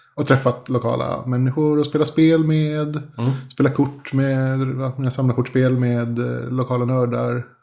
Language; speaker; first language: Swedish; early bilingual, other home language; Spanish